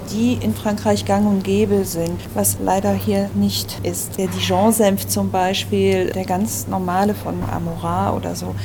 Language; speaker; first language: German; early bilingual, other home language; French